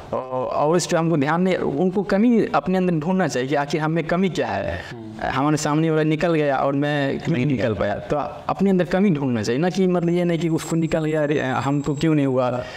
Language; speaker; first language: Hindi; native; Hindi